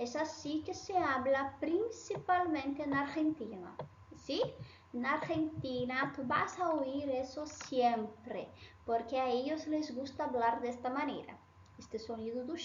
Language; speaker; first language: Spanish; non-native, fluent; Portuguese